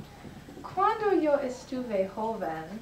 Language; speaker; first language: Spanish; non-native, learner; English